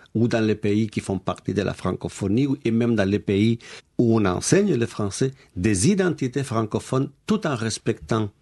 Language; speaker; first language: French; non-native, fluent; Spanish